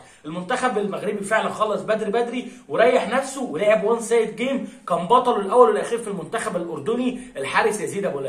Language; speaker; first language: Arabic; native; Arabic